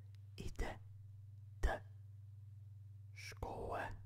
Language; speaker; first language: Polish; non-native, learner; English